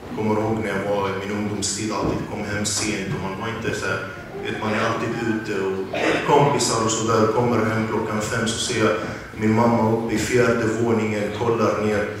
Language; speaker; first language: Swedish; early bilingual, other home language; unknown